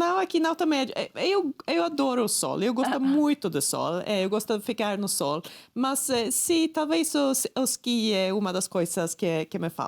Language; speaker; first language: Portuguese; non-native, fluent; Swedish